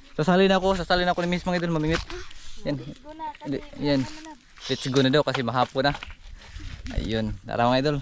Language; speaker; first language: Filipino; non-native, local second language; Cebuano